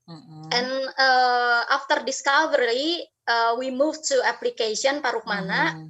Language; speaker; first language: English; non-native, fluent; Indonesian